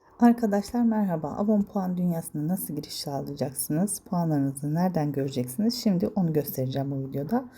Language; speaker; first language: Turkish; native; Turkish